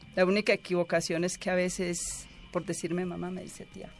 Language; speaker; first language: Spanish; native; Spanish